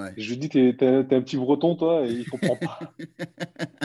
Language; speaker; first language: French; early bilingual, other home language; Turkish